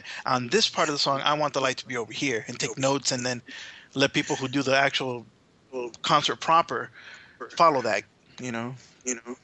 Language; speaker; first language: English; native; English